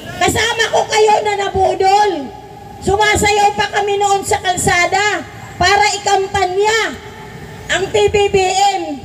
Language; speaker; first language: Filipino; non-native, local second language; Waray